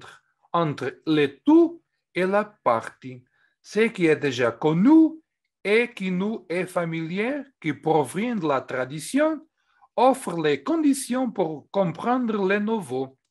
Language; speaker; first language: French; non-native, fluent; Portuguese